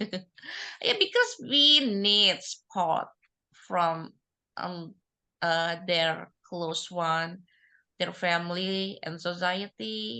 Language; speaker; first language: English; non-native, learner; Indonesian